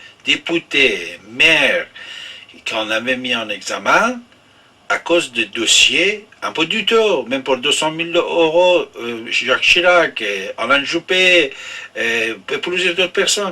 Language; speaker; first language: French; non-native, fluent; Persian